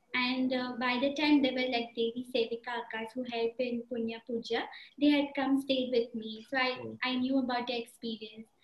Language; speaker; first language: English; non-native, local second language; Marathi